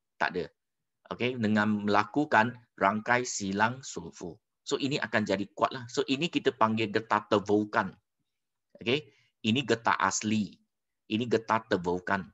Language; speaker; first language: Malay; non-native, local second language; Chinese